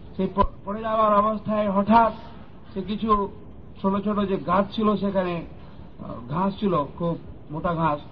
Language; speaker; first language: Bangla; non-native, fluent; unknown